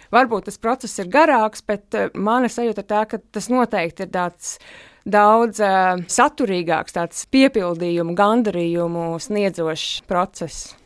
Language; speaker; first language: Latvian; native; Latvian